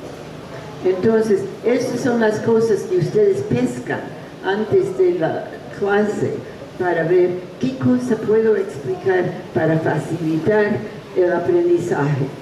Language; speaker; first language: Spanish; non-native, fluent; English